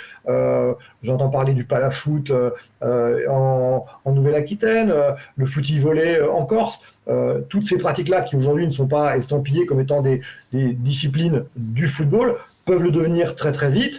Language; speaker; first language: French; native; French